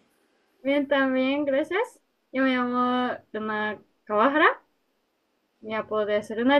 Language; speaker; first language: Spanish; non-native, learner; Japanese